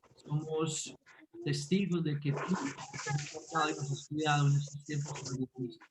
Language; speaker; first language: Spanish; native; Spanish